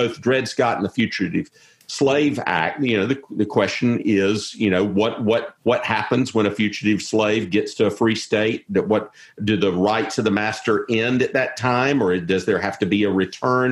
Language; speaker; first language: English; native; English